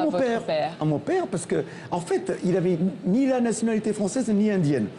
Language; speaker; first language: French; non-native, local second language; Tamil